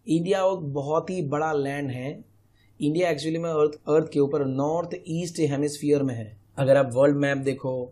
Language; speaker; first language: Hindi; non-native, local second language; Gujarati